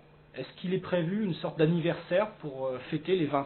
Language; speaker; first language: French; native; French